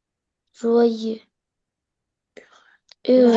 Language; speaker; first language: French; non-native, learner; Arabic